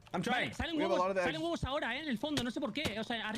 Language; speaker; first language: Spanish; native; Spanish